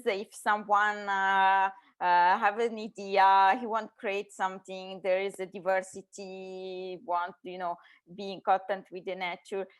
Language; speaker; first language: English; non-native, learner; Italian